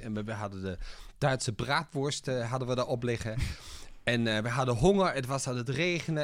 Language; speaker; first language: Dutch; non-native, fluent; German